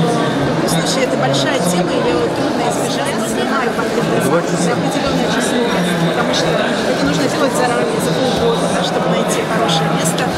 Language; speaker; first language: Russian; native; Russian